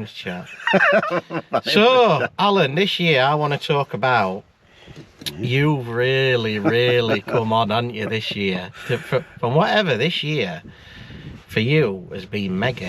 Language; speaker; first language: English; native; English